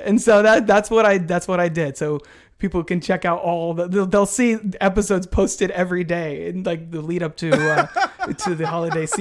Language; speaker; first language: English; native; English